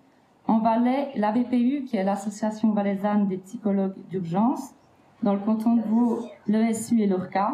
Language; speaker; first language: French; native; French